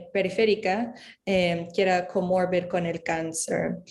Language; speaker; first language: Spanish; early bilingual, other home language; English